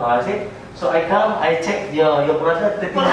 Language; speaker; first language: English; non-native, learner; Malay